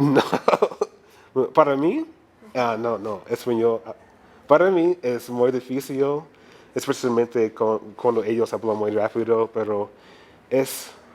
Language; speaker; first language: Spanish; non-native, learner; English